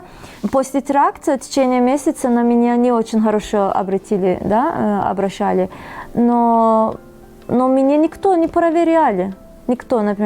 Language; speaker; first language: Russian; non-native, fluent; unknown